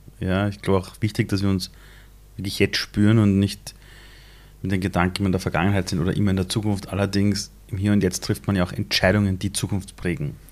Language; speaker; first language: German; early bilingual, other home language; Persian